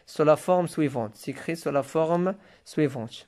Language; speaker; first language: French; non-native, local second language; Arabic